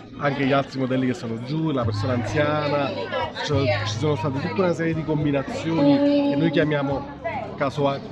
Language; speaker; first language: Italian; native; Italian